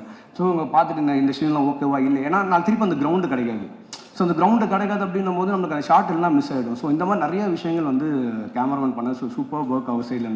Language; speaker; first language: Tamil; native; Tamil